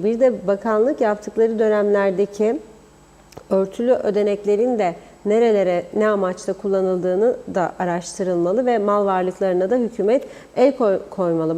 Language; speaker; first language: Turkish; native; Turkish